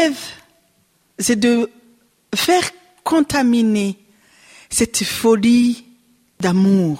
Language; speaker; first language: French; non-native, local second language; Rundi